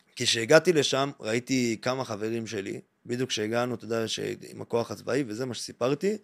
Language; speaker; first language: Hebrew; native; Hebrew